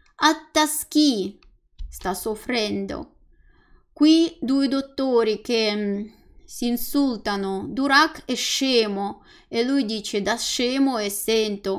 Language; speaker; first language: Italian; non-native, fluent; Russian